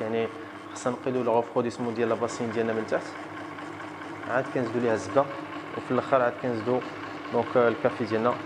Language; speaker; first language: Arabic; native; Arabic